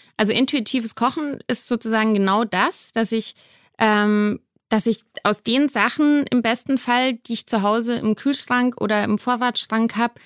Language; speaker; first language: German; native; German